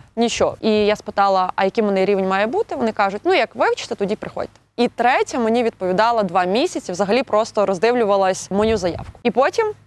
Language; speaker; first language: Ukrainian; native; Ukrainian